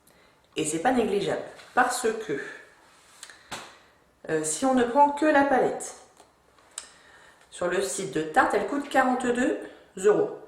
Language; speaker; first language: French; native; French